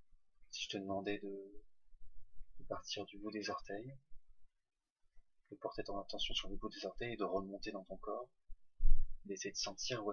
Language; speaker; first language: French; native; French